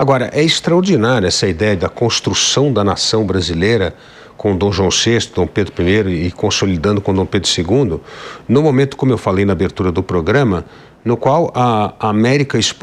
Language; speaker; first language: Portuguese; native; Portuguese